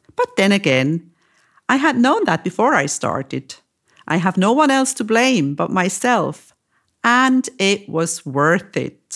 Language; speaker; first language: English; non-native, fluent; German